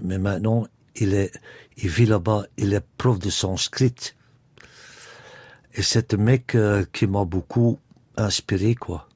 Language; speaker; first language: French; non-native, local second language; Dutch